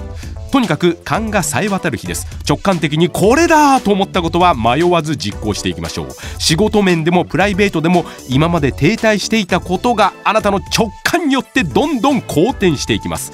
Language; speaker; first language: Japanese; native; Japanese